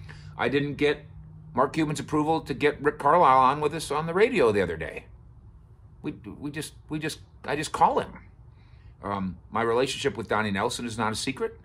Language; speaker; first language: English; native; English